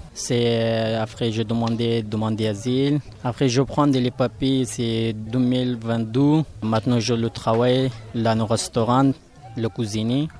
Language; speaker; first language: French; non-native, learner; Pashto